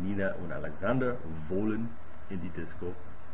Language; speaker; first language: German; non-native, fluent; English